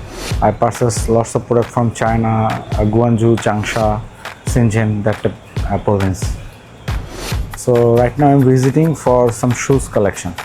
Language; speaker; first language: English; non-native, learner; Bangla